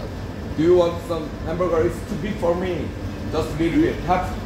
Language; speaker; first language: English; non-native, learner; Korean